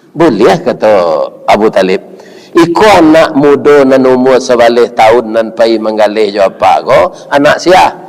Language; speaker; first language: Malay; non-native, local second language; Minangkabau